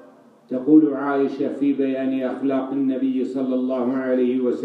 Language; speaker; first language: Arabic; native; Arabic